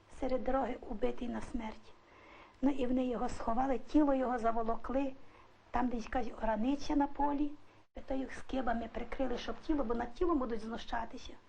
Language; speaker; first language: Ukrainian; native; Ukrainian